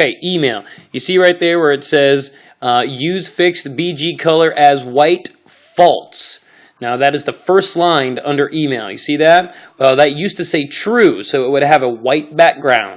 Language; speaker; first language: English; native; English